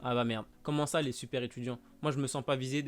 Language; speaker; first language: French; native; French